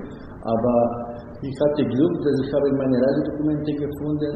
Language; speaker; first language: German; non-native, learner; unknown